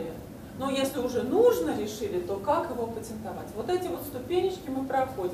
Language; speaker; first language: Russian; native; Russian